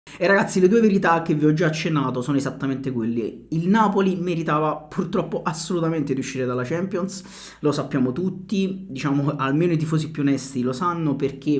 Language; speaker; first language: Italian; native; Italian